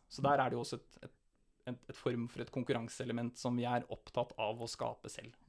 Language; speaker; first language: Norwegian; native; Norwegian